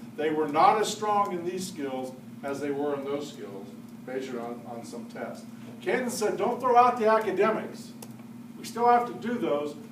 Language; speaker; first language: English; native; English